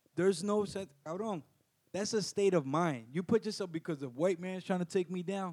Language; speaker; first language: English; early bilingual, other home language; Spanish